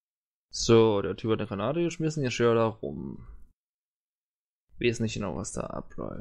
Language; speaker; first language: German; native; German